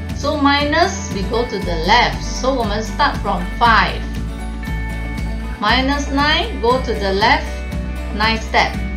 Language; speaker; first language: English; non-native, local second language; Chinese